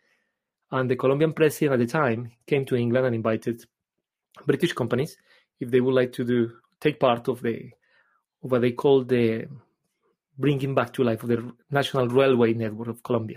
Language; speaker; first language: English; non-native, fluent; Spanish